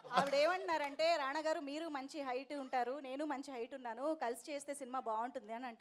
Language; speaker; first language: Telugu; native; Telugu